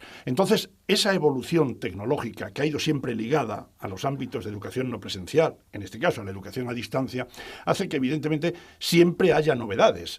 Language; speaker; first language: Spanish; native; Spanish